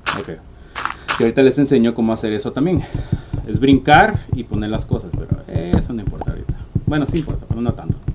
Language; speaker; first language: Spanish; early bilingual, heritage; English